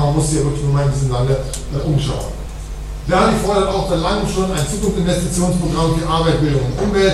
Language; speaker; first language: German; native; German